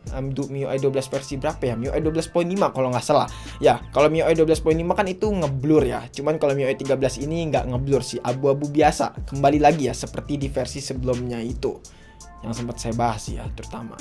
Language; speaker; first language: Indonesian; native; Indonesian